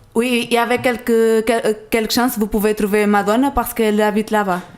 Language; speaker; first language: French; non-native, learner; Portuguese